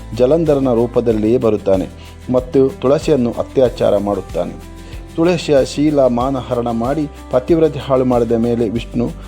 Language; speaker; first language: Kannada; non-native, local second language; Tulu